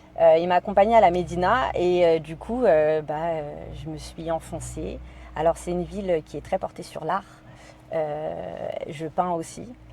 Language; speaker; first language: French; native; French